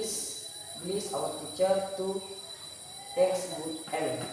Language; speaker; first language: English; non-native, learner; Indonesian